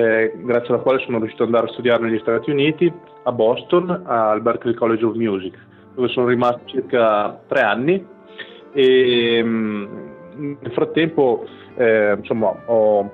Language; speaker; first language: Italian; native; Italian